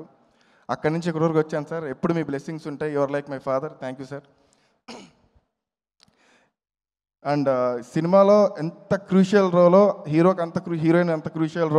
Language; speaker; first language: Telugu; native; Telugu